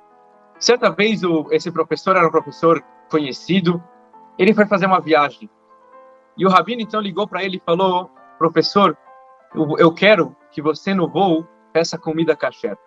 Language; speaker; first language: Portuguese; native; Portuguese